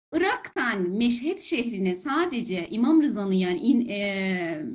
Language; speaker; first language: Turkish; non-native, fluent; Persian